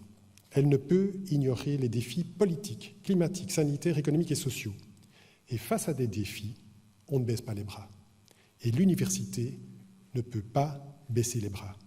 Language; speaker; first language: French; native; French